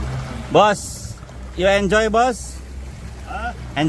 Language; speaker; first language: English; non-native, learner; Indonesian